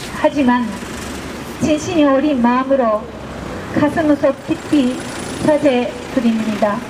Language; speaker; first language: Korean; non-native, fluent; Japanese